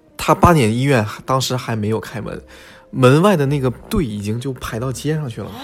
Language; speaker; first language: Chinese; native; Chinese